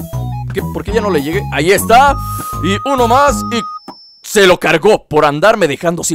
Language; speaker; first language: Spanish; native; Spanish